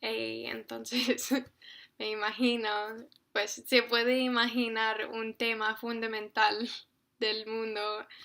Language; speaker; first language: Spanish; non-native, fluent; English